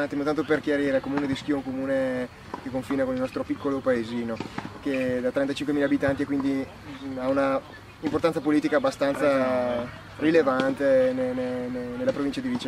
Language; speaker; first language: Italian; native; Italian